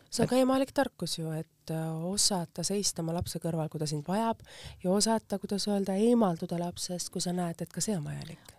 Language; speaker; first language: Estonian; native; Estonian